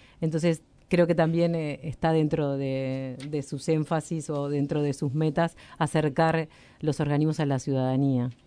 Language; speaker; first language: Spanish; native; Spanish